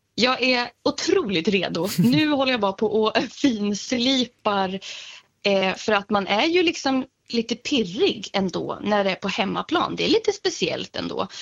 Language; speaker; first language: Swedish; native; Swedish